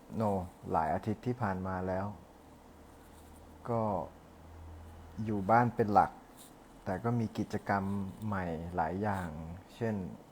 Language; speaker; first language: Thai; native; Thai